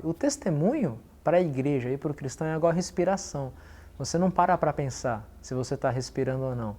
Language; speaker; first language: Portuguese; native; Portuguese